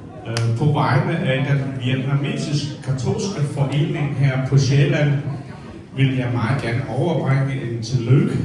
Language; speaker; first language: Danish; early bilingual, other home language; Vietnamese